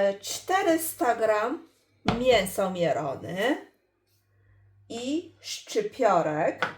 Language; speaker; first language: Polish; non-native, learner; Chinese